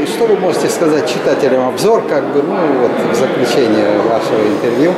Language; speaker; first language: Russian; native; Russian